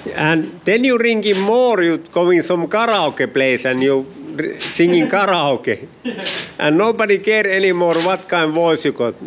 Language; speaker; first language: English; non-native, learner; Finnish